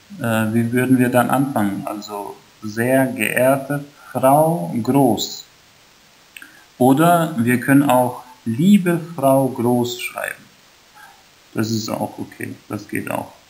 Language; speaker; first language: German; non-native, fluent; Albanian